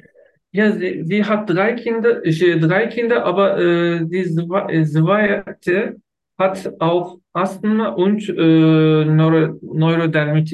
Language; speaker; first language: German; non-native, learner; Turkish